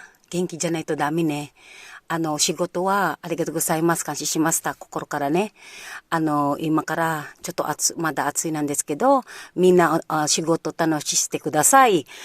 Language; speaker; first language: Japanese; non-native, learner; Filipino